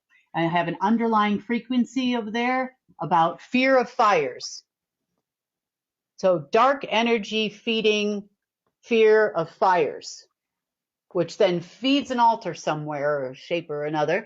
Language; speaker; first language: English; native; English